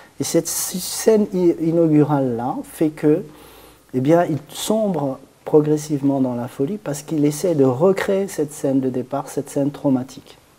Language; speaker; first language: French; native; French